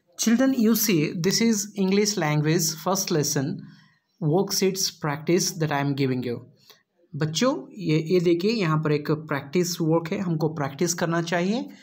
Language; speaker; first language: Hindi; non-native, local second language; Kannada